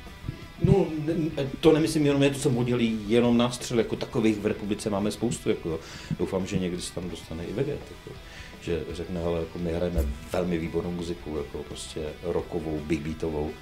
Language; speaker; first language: Czech; native; Czech